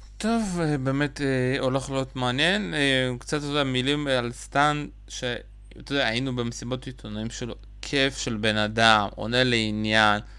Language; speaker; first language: Hebrew; early bilingual, other home language; Russian